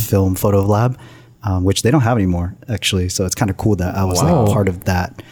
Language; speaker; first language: English; native; English